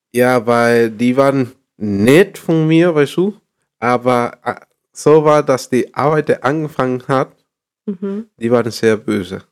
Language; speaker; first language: German; non-native, learner; Spanish